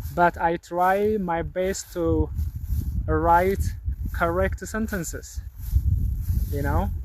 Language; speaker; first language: English; non-native, local second language; Amharic